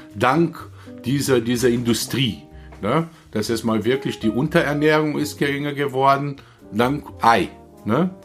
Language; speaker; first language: German; non-native, learner; Portuguese